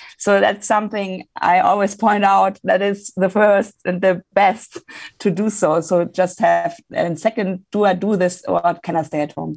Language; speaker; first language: English; non-native, fluent; German